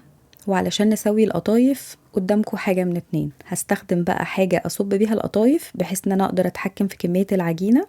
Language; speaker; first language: Arabic; native; Arabic